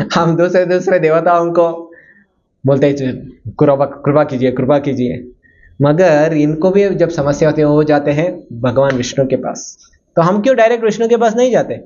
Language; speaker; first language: Hindi; non-native, local second language; Kannada